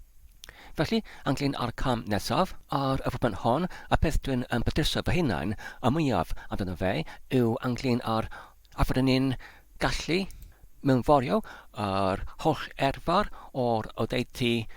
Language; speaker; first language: Welsh; non-native, learner; English